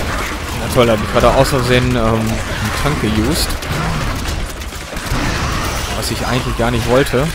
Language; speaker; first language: German; native; German